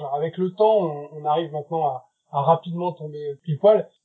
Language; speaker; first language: French; native; French